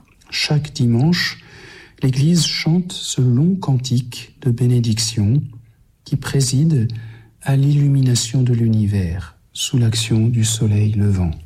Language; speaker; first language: French; native; French